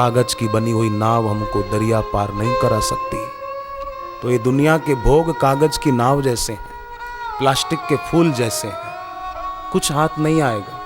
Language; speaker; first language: Hindi; native; Hindi